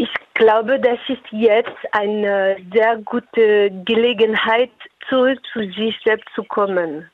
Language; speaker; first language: German; non-native, fluent; French